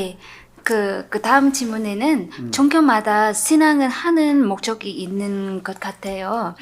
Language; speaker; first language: Korean; non-native, fluent; Vietnamese